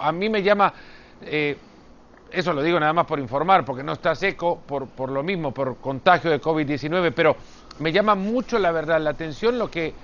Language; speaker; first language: Spanish; native; Spanish